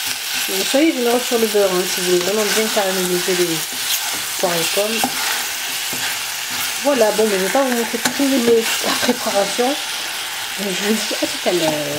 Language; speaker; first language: French; native; French